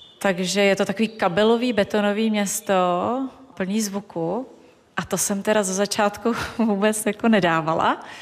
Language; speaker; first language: Czech; native; Czech